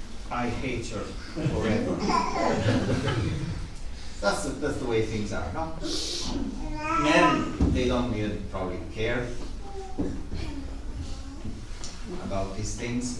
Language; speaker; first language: English; non-native, fluent; Italian